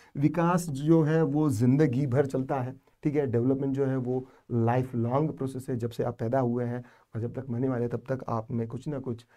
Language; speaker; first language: Hindi; non-native, local second language; Marathi